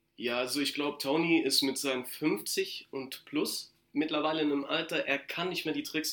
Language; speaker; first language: German; native; German